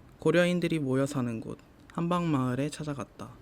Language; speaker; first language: Korean; native; Korean